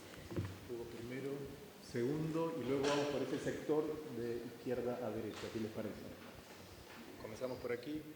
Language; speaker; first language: Spanish; native; Spanish